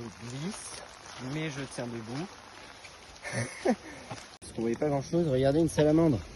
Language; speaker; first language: French; native; French